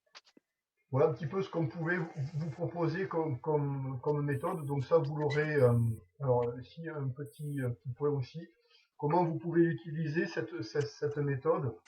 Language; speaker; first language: French; native; French